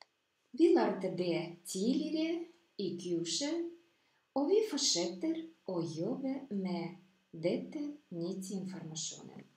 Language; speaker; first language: Norwegian; non-native, fluent; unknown